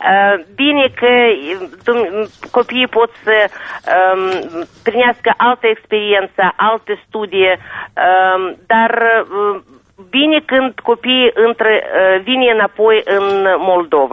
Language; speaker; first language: Romanian; non-native, local second language; Russian